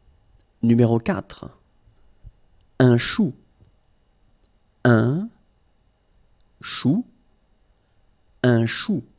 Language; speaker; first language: French; native; French